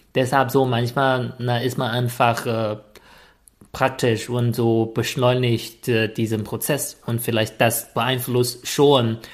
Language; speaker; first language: German; non-native, fluent; Chinese